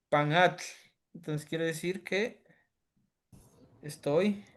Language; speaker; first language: Spanish; native; Spanish